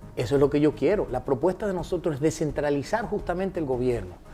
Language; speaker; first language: Spanish; early bilingual, heritage; Spanish